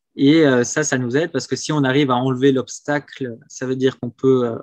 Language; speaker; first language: French; native; French